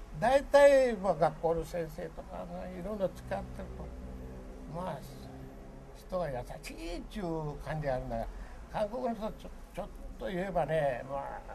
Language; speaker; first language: Japanese; early bilingual, other home language; Korean